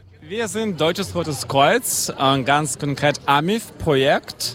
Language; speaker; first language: German; non-native, fluent; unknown